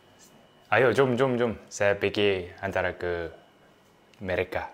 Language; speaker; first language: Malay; non-native, learner; Korean